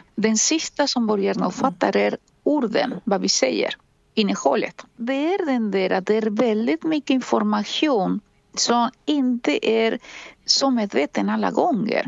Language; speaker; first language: Swedish; non-native, fluent; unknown